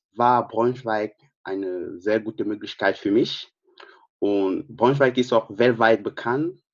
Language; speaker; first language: German; non-native, fluent; French